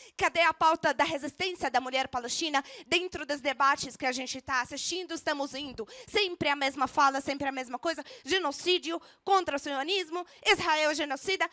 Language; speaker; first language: Portuguese; non-native, fluent; Arabic